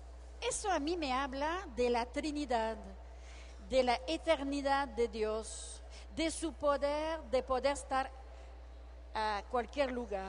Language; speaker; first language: Spanish; non-native, fluent; French